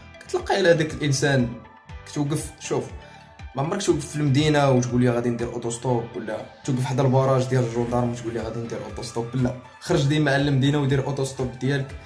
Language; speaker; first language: Arabic; native; Arabic